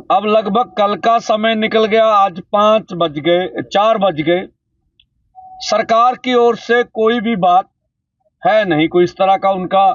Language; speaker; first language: Hindi; non-native, local second language; Punjabi